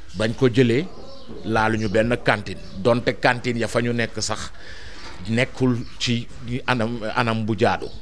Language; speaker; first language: Wolof; native; Wolof